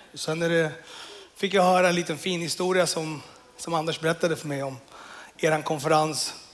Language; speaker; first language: Swedish; early bilingual, other home language; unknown